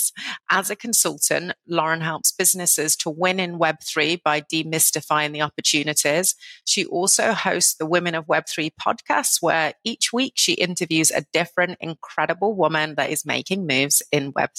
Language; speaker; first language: English; native; English